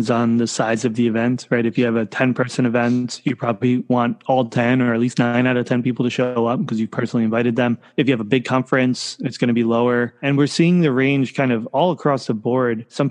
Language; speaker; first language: English; native; English